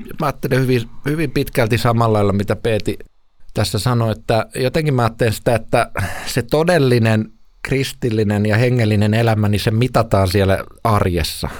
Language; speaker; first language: Finnish; native; Finnish